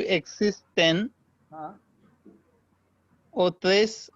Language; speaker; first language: Spanish; non-native, learner; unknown